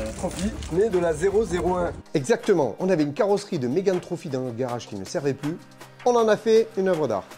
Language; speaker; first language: French; native; French